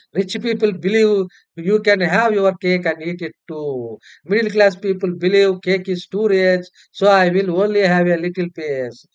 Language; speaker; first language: English; non-native, local second language; Telugu